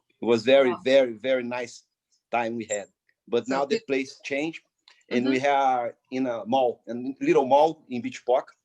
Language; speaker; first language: English; non-native, fluent; Portuguese